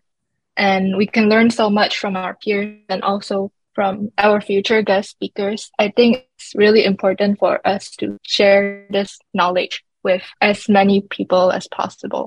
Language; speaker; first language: English; non-native, local second language; Chinese